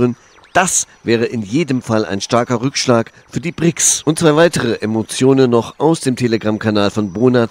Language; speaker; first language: German; native; German